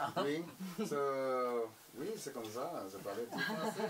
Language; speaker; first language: French; non-native, learner; English